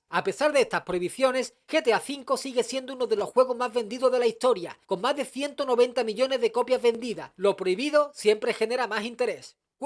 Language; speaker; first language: Spanish; native; Spanish